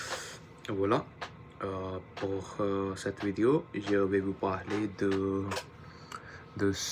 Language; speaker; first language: French; non-native, learner; Punjabi